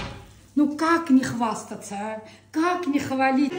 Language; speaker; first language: Russian; non-native, local second language; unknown